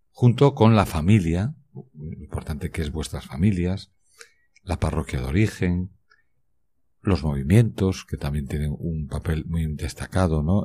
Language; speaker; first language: Spanish; native; Spanish